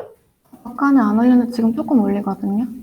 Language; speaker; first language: Korean; native; Korean